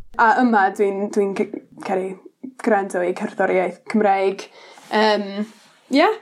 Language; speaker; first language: Welsh; non-native, learner; English